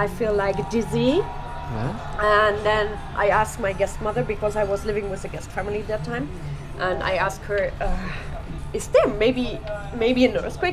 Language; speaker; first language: English; non-native, fluent; German